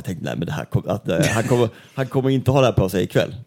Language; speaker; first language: Swedish; native; Swedish